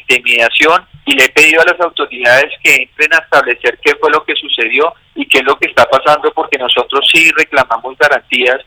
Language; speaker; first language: Spanish; native; Spanish